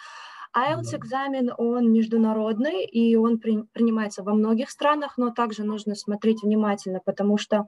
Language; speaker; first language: Russian; native; Russian